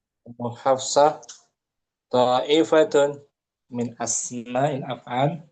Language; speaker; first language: Arabic; non-native, fluent; Indonesian